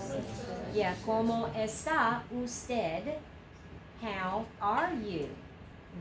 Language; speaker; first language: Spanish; non-native, fluent; English